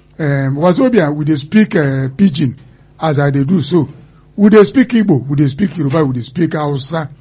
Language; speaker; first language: Nigerian Pidgin; non-native, local second language; Igbo